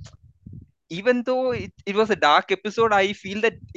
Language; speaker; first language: English; non-native, local second language; Malayalam